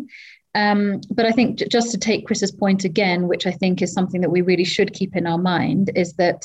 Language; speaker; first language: English; native; English